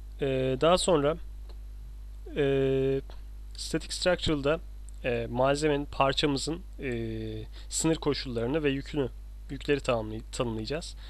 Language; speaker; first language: Turkish; native; Turkish